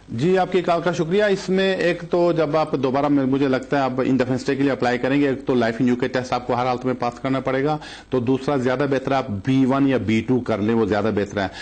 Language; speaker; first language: Urdu; non-native, local second language; Punjabi